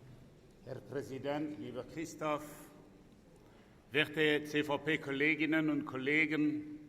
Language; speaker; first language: German; non-native, local second language; French